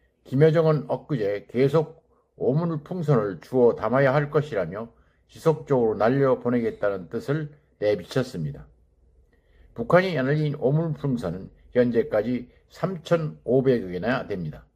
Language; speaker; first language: Korean; native; Korean